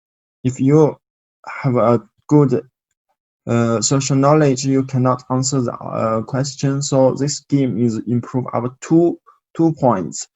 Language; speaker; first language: English; non-native, learner; Chinese